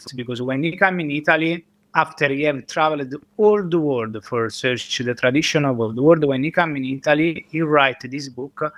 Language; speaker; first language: English; non-native, learner; Italian